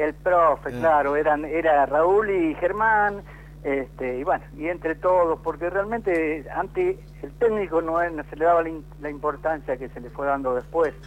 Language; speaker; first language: Spanish; native; Spanish